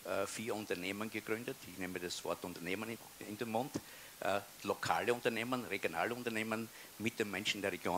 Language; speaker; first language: German; native; German